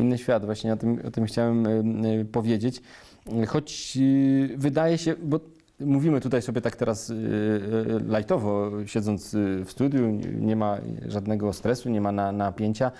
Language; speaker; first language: Polish; native; Polish